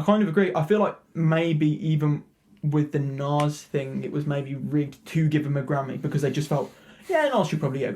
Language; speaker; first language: English; native; English